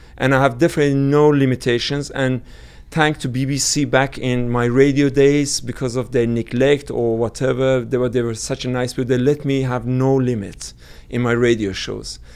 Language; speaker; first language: English; non-native, fluent; Persian